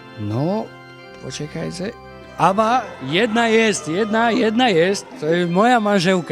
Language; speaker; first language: Polish; non-native, learner; Slovak